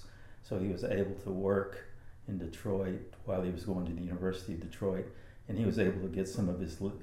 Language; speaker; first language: English; native; English